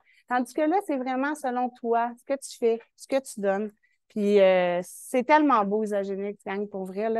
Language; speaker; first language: French; native; French